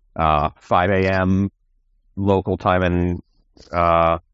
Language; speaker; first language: English; native; English